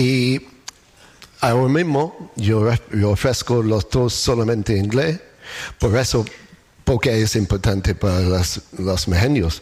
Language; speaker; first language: Spanish; non-native, learner; English